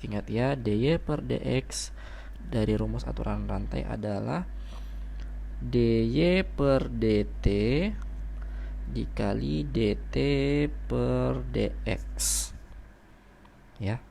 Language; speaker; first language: Indonesian; native; Indonesian